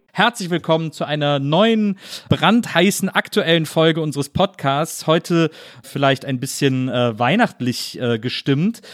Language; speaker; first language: German; native; German